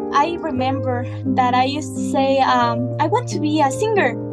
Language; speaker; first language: English; non-native, fluent; Spanish